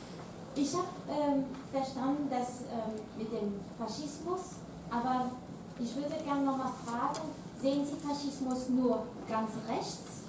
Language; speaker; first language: German; non-native, fluent; French